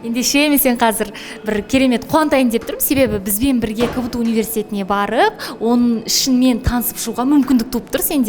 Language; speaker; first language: Kazakh; native; Kazakh